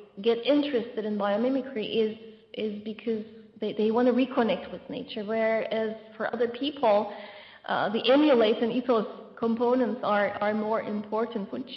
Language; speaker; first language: English; non-native, fluent; Turkish